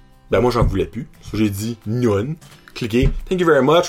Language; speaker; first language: French; native; French